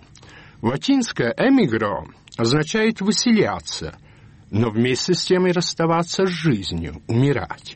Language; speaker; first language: Russian; early bilingual, heritage; Russian